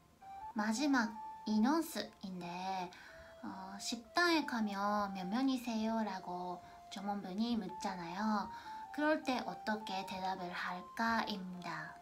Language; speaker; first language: Korean; non-native, fluent; Japanese